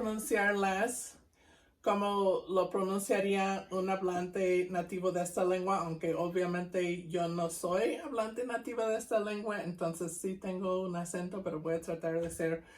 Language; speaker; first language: Spanish; non-native, fluent; English